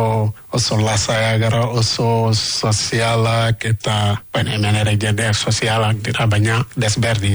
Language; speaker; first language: Basque; non-native, learner; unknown